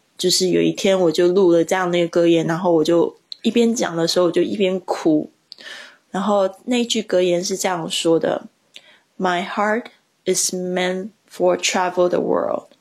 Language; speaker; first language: Chinese; native; Chinese